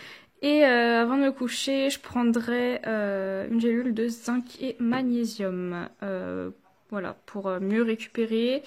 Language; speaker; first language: French; native; French